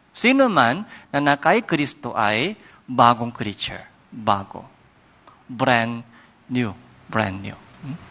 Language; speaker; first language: Filipino; non-native, fluent; Korean